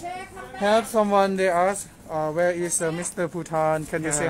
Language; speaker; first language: English; non-native, learner; Thai